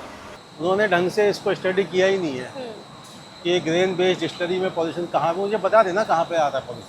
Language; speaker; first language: Hindi; native; Hindi